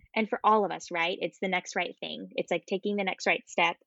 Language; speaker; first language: English; native; English